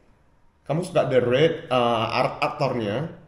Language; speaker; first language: Indonesian; native; Indonesian